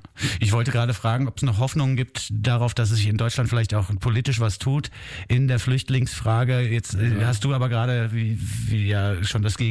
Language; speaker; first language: German; native; German